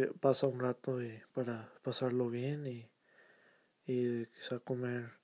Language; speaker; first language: Spanish; early bilingual, heritage; Spanish